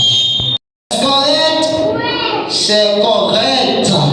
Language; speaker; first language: French; non-native, local second language; Haitian Creole